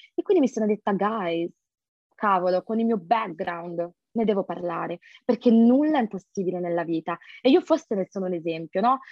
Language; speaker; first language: Italian; early bilingual, other home language; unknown